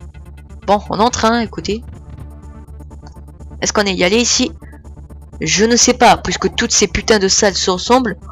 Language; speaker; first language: French; native; French